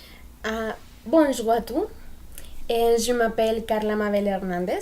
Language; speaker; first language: French; non-native, learner; Spanish